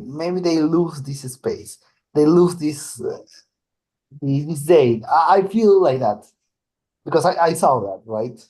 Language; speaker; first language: English; non-native, learner; Spanish